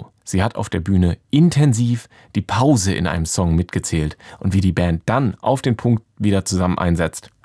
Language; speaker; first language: German; native; German